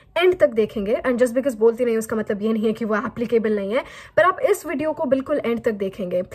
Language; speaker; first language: Hindi; native; Hindi